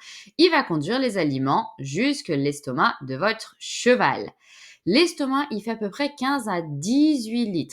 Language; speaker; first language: French; native; French